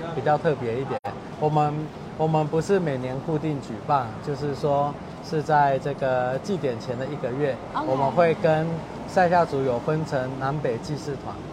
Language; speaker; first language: Chinese; native; Chinese